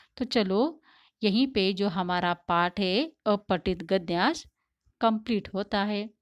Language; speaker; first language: Hindi; non-native, local second language; Tamil